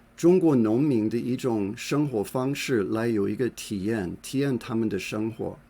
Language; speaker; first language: Chinese; non-native, fluent; English